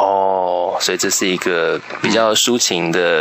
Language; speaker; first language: Chinese; native; Chinese